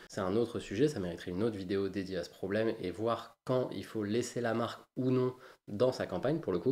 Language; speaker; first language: French; native; French